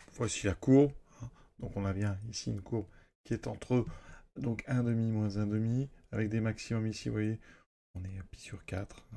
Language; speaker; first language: French; native; French